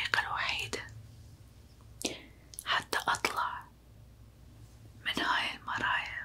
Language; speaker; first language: Arabic; native; Arabic